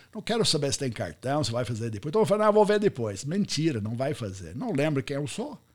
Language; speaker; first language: Portuguese; non-native, fluent; English